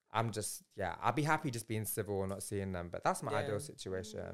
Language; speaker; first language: English; native; English